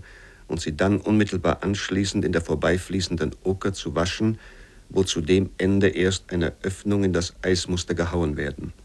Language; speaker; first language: German; native; German